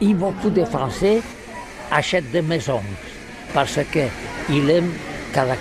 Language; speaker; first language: French; non-native, learner; Catalan